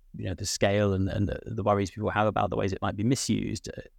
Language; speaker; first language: English; native; English